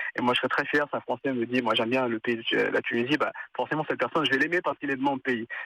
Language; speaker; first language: French; non-native, local second language; Arabic